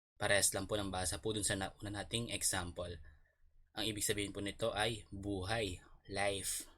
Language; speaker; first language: Filipino; native; Filipino